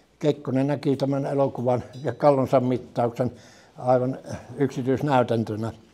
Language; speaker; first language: Finnish; native; Finnish